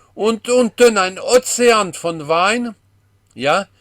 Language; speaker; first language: German; non-native, fluent; French